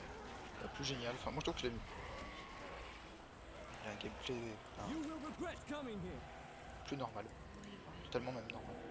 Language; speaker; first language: French; native; French